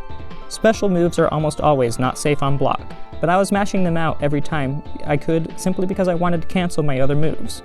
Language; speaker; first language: English; native; English